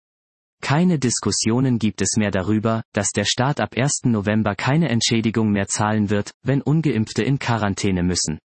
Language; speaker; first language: German; native; German